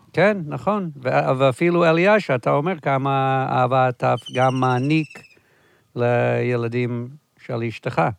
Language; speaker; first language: Hebrew; non-native, fluent; English